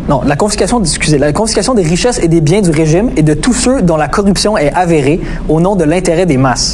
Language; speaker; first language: French; native; French